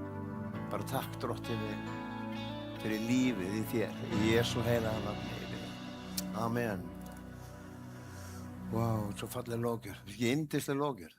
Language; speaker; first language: Icelandic; native; Icelandic